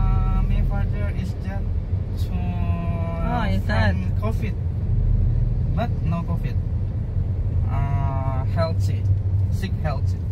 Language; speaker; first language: English; non-native, learner; Indonesian